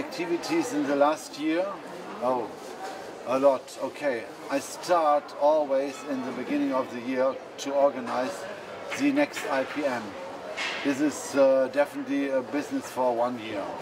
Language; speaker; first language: English; non-native, fluent; German